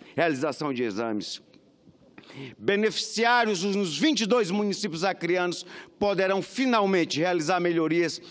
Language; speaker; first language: Portuguese; native; Portuguese